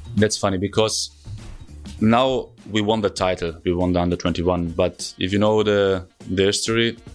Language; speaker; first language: English; non-native, fluent; German